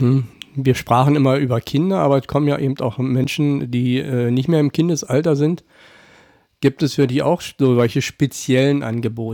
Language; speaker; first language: German; native; German